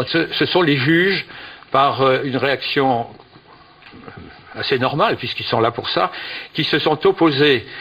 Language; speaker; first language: French; native; French